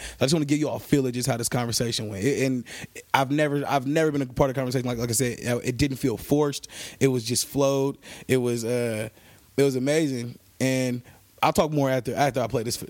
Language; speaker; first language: English; native; English